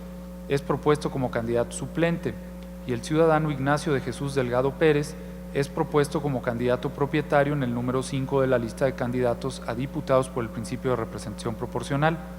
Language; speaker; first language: Spanish; native; Spanish